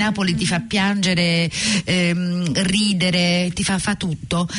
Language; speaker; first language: Italian; native; Italian